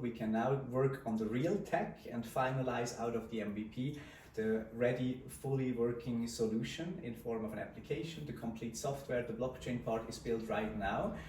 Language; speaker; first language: English; non-native, fluent; Swiss German